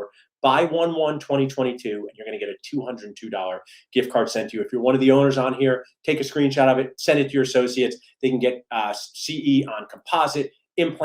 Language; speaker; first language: English; native; English